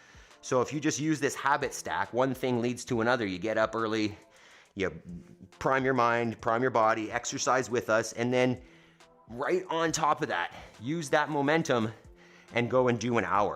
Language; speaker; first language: English; native; English